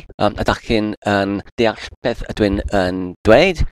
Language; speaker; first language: Welsh; non-native, learner; English